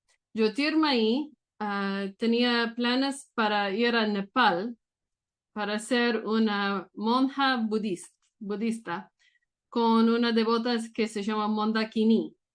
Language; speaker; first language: Spanish; non-native, learner; English